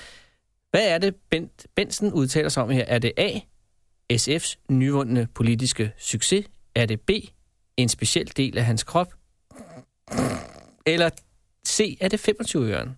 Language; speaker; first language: Danish; native; Danish